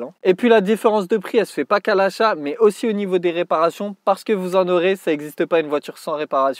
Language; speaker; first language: French; native; French